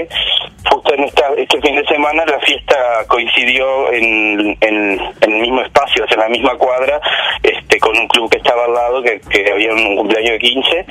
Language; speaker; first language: Spanish; native; Spanish